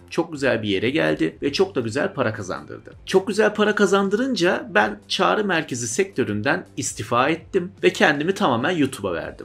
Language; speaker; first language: Turkish; early bilingual, heritage; Turkish